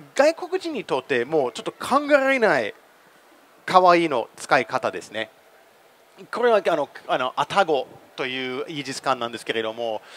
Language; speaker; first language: Japanese; non-native, fluent; English